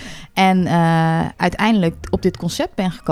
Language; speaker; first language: Dutch; native; Dutch